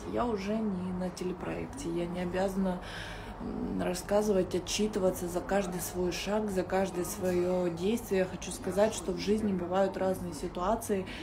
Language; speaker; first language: Russian; native; Russian